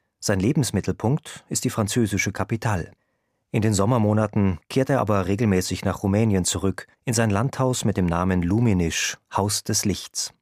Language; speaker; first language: German; native; German